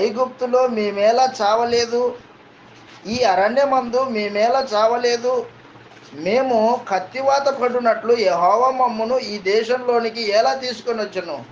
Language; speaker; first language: Telugu; native; Telugu